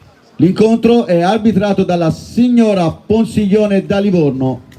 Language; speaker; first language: Italian; native; Italian